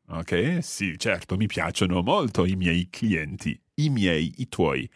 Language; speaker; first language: Italian; non-native, fluent; English